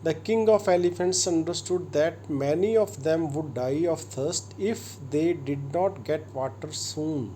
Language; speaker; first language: English; non-native, local second language; Punjabi